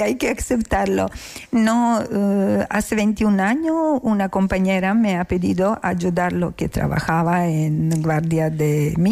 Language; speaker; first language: Spanish; non-native, learner; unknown